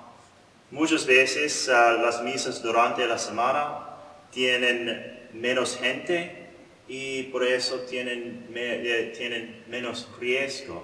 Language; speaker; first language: Spanish; non-native, learner; English